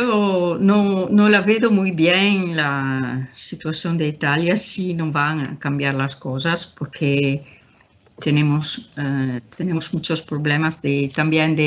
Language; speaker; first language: Spanish; non-native, fluent; Italian